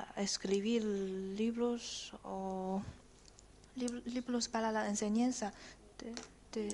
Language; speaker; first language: Spanish; non-native, fluent; Chinese